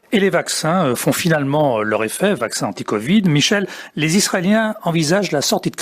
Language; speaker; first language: French; native; French